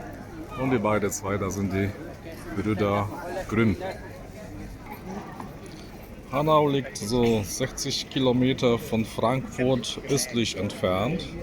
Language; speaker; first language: German; non-native, fluent; Polish